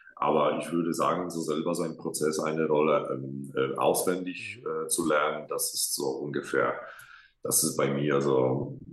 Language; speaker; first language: German; non-native, fluent; Polish